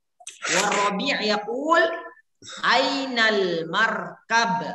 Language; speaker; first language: Arabic; non-native, learner; Indonesian